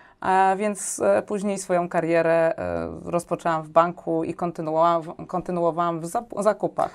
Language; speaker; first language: Polish; native; Polish